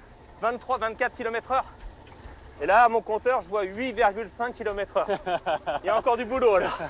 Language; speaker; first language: French; native; French